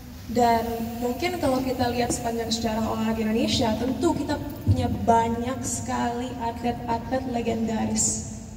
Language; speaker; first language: Indonesian; early bilingual, heritage; Indonesian